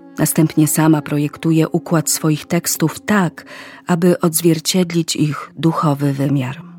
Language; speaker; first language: Polish; native; Polish